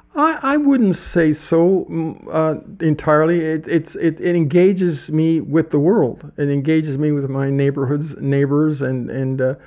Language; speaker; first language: English; native; English